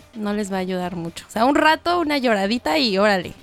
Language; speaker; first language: Spanish; native; Spanish